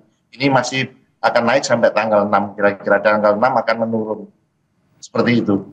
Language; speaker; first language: Indonesian; native; Indonesian